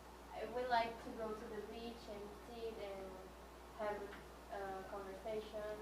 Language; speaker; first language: English; non-native, learner; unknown